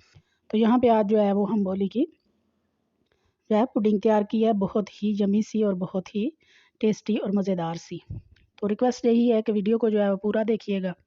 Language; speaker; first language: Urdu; non-native, local second language; Pahari-Potwari